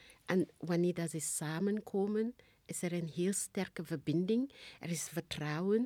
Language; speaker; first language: Dutch; non-native, fluent; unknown